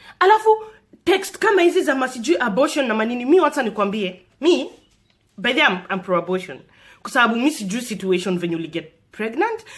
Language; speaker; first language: Swahili; non-native, local second language; Luo (Kenya and Tanzania)